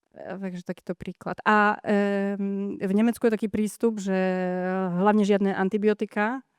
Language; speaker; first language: Slovak; native; Slovak